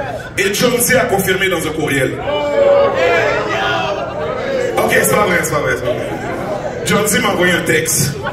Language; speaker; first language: French; native; French